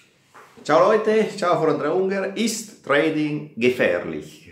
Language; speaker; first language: German; non-native, fluent; Italian